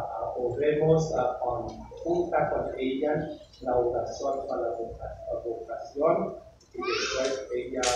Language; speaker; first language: Spanish; non-native, learner; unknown